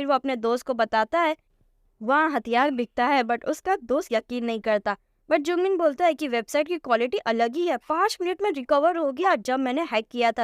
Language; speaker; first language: Hindi; native; Hindi